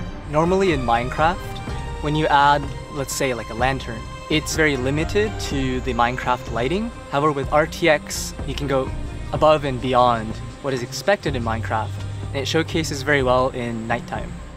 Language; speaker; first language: English; native; English